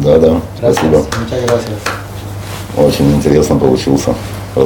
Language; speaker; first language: Russian; native; Russian